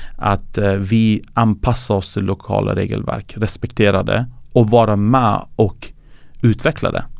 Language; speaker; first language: Swedish; early bilingual, other home language; Persian